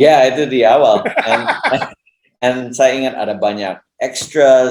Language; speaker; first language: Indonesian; early bilingual, heritage; English